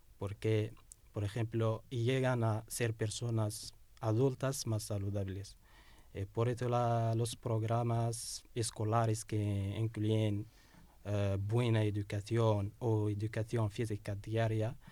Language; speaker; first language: Spanish; non-native, learner; Russian